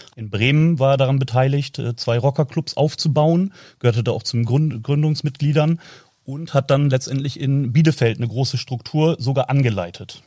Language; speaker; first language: German; native; German